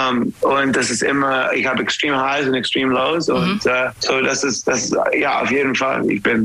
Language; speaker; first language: German; non-native, fluent; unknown